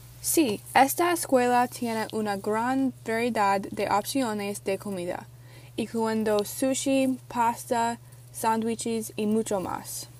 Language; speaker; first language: Spanish; non-native, learner; English